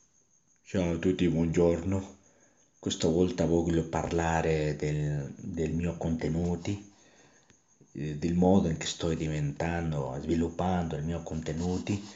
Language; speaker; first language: Italian; non-native, learner; Spanish